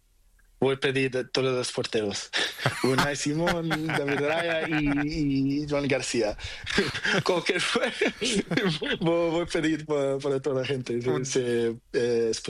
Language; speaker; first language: Spanish; non-native, learner; Portuguese